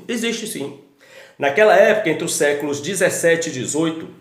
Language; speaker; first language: Portuguese; native; Portuguese